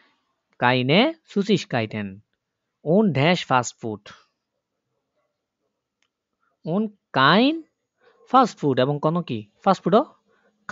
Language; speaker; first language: German; non-native, learner; Bangla